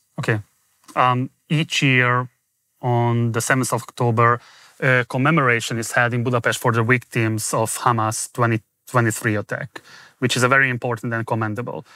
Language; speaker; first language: English; non-native, fluent; Hungarian